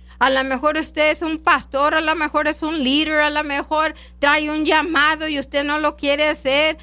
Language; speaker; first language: Spanish; non-native, local second language; English